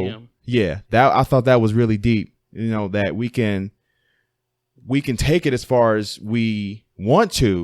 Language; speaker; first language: English; native; English